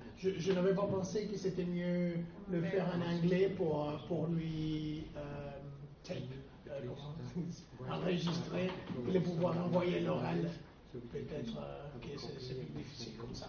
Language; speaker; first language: French; non-native, fluent; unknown